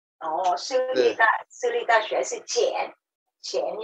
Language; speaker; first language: Chinese; non-native, learner; Vietnamese